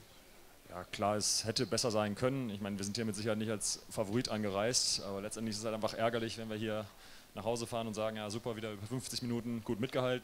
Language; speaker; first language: German; native; German